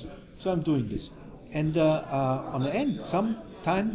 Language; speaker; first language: English; non-native, fluent; German